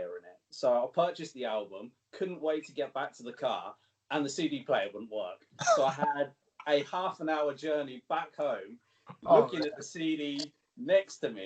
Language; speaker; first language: English; native; English